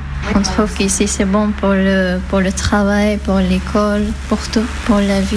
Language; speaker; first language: French; non-native, learner; Persian